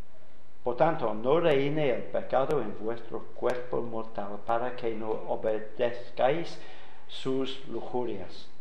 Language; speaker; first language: Spanish; non-native, fluent; English